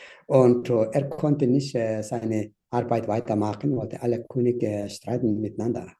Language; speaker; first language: German; non-native, learner; Tibetan